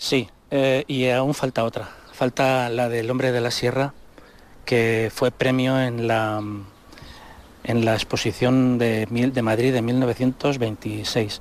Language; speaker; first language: Spanish; native; Spanish